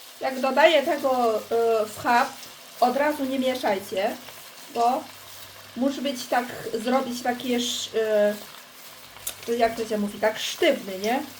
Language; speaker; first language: Polish; non-native, learner; Chinese